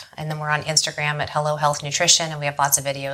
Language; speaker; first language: English; native; English